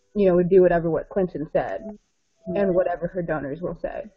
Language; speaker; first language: English; native; English